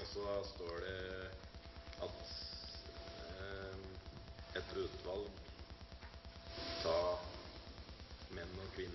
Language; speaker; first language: Norwegian; native; Norwegian